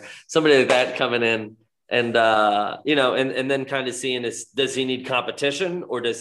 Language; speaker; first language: English; native; English